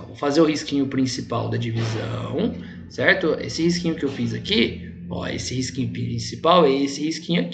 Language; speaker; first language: Portuguese; native; Portuguese